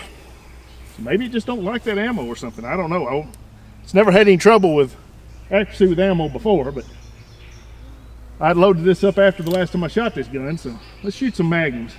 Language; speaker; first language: English; native; English